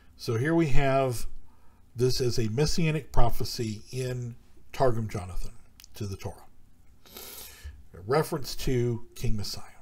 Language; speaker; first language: English; native; English